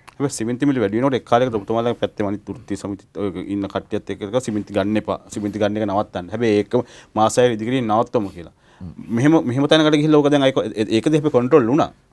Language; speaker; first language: Sinhala; native; Sinhala